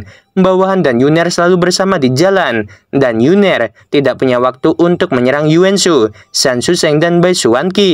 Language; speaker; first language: Indonesian; native; Indonesian